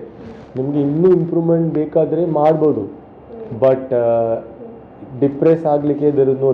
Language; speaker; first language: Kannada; non-native, fluent; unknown